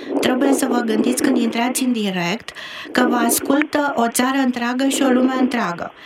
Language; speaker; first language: Romanian; native; Romanian